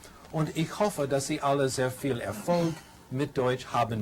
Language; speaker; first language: German; non-native, fluent; English